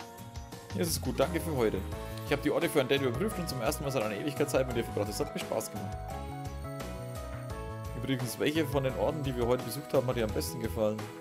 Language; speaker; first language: German; native; German